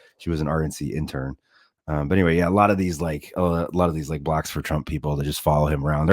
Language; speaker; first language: English; native; English